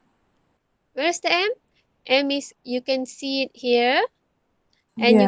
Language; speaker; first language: English; non-native, local second language; Malay